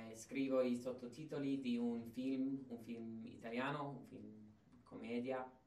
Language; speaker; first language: Italian; non-native, fluent; English